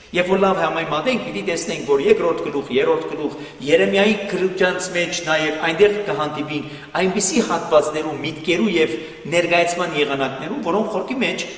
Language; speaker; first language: Armenian; native; Armenian